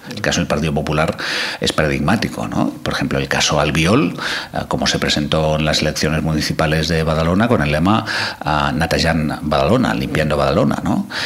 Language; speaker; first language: Spanish; non-native, local second language; Catalan